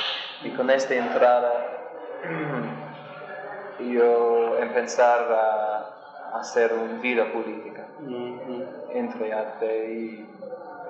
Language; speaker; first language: Spanish; non-native, learner; English